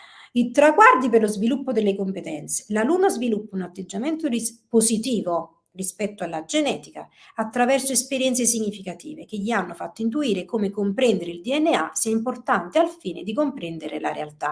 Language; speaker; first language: Italian; native; Italian